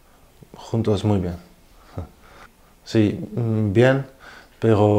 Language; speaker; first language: Spanish; non-native, learner; Dutch